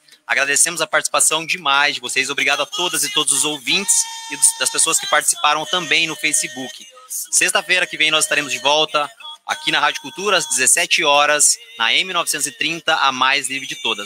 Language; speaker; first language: Portuguese; native; Portuguese